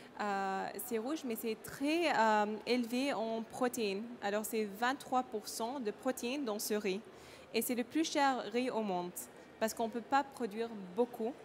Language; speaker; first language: French; non-native, learner; Arabic